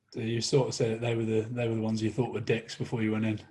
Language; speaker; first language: English; native; English